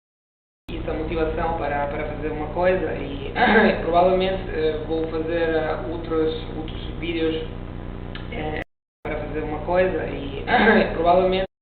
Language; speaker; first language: Portuguese; non-native, learner; Italian